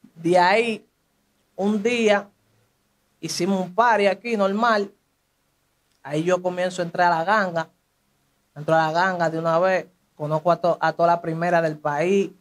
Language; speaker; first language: Spanish; native; Spanish